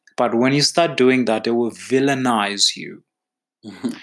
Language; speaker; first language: English; non-native, local second language; Xhosa